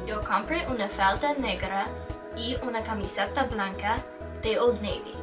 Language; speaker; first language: Spanish; non-native, learner; English